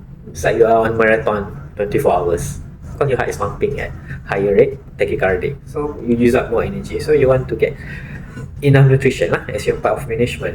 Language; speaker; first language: English; non-native, local second language; Malay